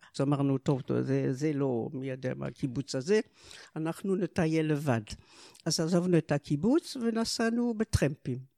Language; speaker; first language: Hebrew; non-native, fluent; French